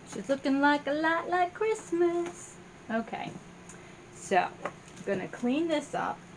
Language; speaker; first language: English; native; English